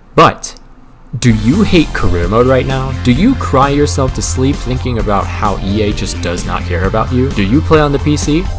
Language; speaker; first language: English; native; English